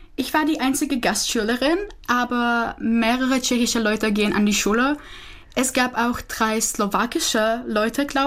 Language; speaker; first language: German; non-native, fluent; Czech